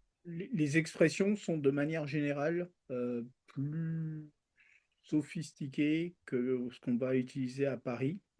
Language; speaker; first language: French; early bilingual, other home language; Spanish